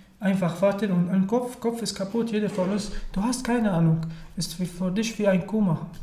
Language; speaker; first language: German; non-native, learner; Arabic